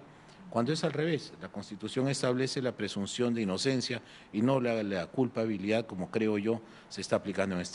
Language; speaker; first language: Spanish; native; Spanish